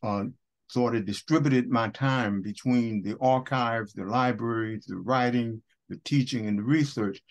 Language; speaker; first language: English; native; English